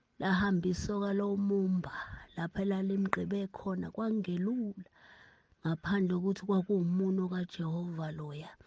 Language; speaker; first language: Zulu; native; Zulu